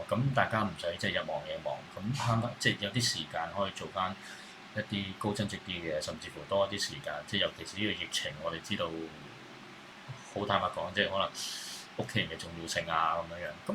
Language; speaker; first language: Cantonese; native; Cantonese